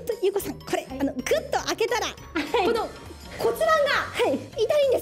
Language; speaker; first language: Japanese; native; Japanese